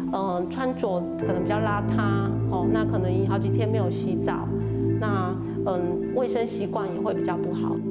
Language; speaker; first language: Chinese; native; Chinese